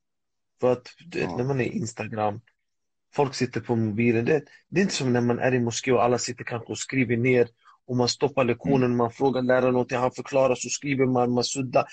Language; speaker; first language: Swedish; early bilingual, other home language; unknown